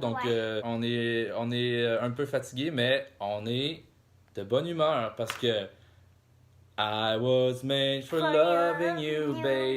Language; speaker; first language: French; native; French